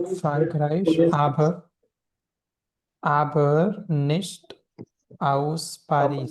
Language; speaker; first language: German; non-native, fluent; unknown